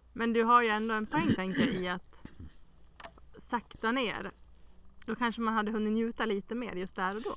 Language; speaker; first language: Swedish; native; Swedish